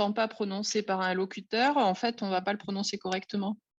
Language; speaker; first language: French; native; French